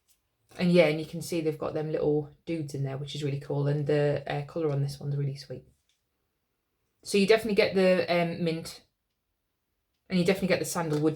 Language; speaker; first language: English; native; English